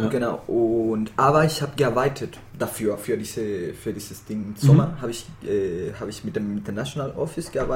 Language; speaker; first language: German; non-native, fluent; Spanish